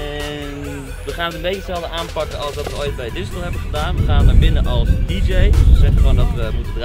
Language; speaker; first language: Dutch; native; Dutch